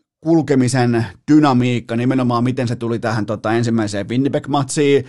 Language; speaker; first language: Finnish; native; Finnish